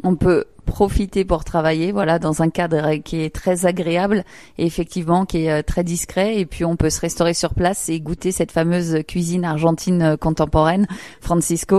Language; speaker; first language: French; native; French